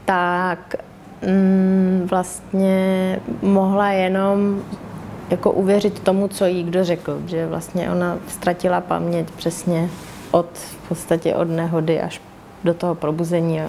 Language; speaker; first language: Czech; native; Czech